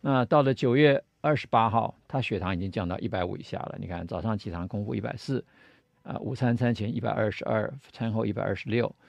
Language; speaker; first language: Chinese; native; Chinese